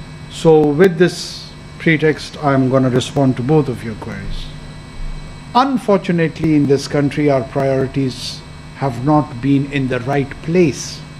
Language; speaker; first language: English; non-native, local second language; Pashto